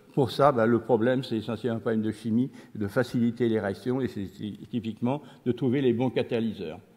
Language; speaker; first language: French; native; French